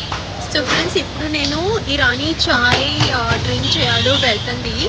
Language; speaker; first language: Telugu; non-native, local second language; Kannada